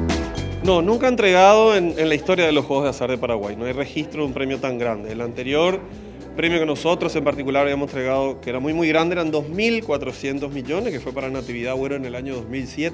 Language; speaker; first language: Spanish; native; Spanish